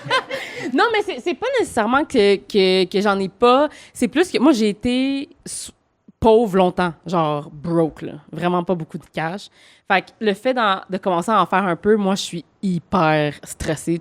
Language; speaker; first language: French; native; French